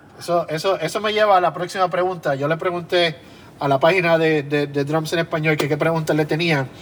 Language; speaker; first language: Spanish; native; Spanish